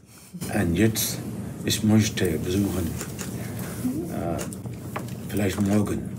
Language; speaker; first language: German; non-native, learner; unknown